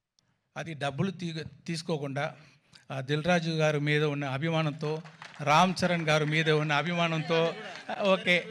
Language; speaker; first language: Telugu; non-native, learner; Tamil